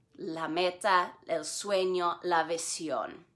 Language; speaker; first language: Spanish; non-native, fluent; English